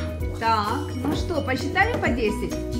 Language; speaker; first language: Russian; native; Russian